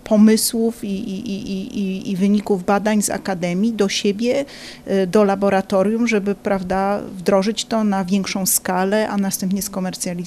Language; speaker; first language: Polish; native; Polish